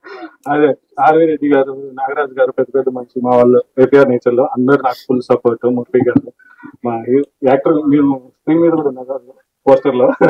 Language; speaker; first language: Telugu; native; Telugu